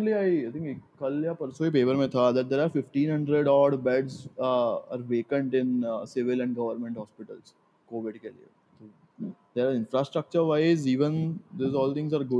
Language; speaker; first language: English; non-native, local second language; Gujarati